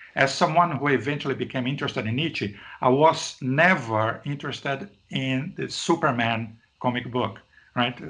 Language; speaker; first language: English; non-native, fluent; Portuguese